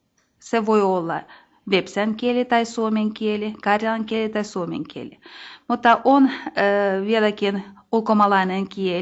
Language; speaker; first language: Finnish; non-native, fluent; Russian